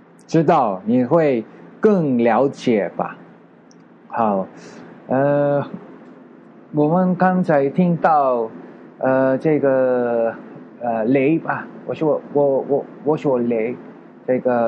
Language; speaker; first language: Chinese; non-native, learner; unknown